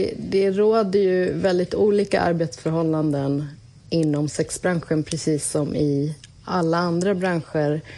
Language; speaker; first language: Swedish; native; Swedish